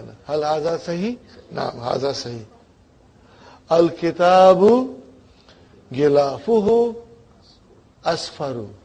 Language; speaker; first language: Arabic; non-native, fluent; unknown